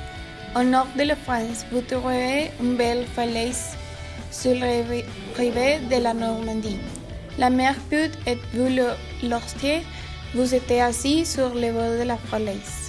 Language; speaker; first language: French; non-native, learner; Spanish